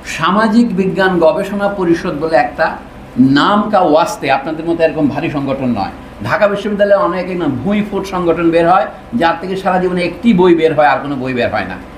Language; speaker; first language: Bangla; non-native, local second language; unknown